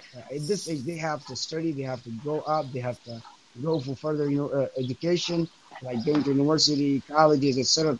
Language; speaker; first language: English; non-native, fluent; Persian